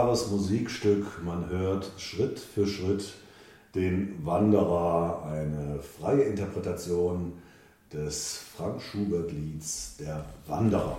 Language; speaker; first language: German; native; German